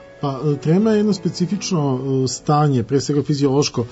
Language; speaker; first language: Serbian; native; Serbian